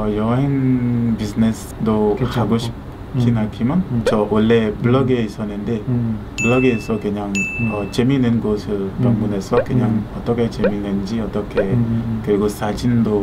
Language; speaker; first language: Korean; non-native, learner; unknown